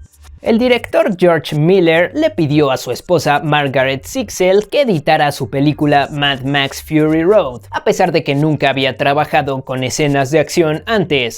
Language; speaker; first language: Spanish; native; Spanish